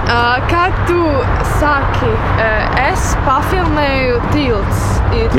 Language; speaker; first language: Latvian; non-native, local second language; Russian